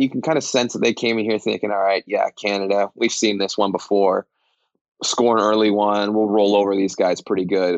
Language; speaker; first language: English; native; English